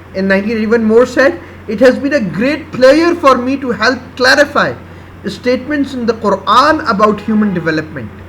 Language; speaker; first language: English; non-native, local second language; Urdu